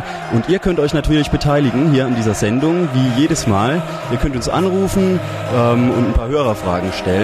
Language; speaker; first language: German; native; German